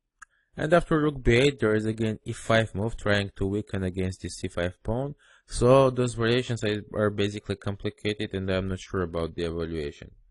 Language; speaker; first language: English; non-native, fluent; Russian